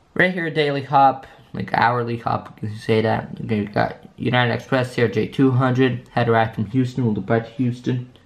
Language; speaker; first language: English; non-native, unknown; Polish